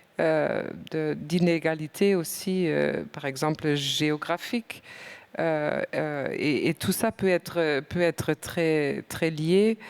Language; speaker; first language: French; non-native, fluent; German